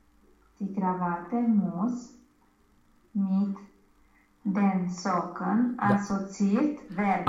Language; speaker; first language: German; non-native, learner; Romanian